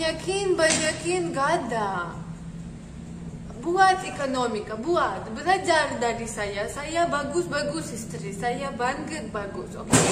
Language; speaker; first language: Indonesian; non-native, learner; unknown